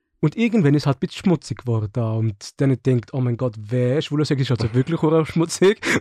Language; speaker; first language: German; early bilingual, other home language; Serbian